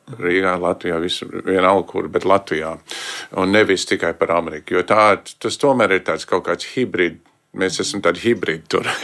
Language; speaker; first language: Latvian; early bilingual, heritage; Latvian